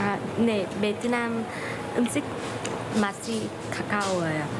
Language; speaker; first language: Korean; non-native, learner; Vietnamese